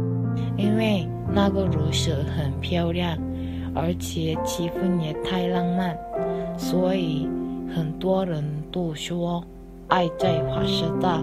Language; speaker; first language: Chinese; non-native, learner; Korean